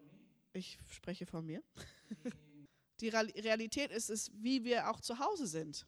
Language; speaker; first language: German; early bilingual, heritage; German